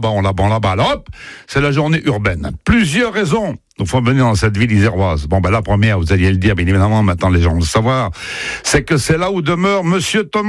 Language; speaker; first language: French; native; French